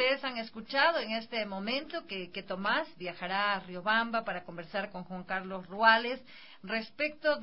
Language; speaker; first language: Spanish; native; Spanish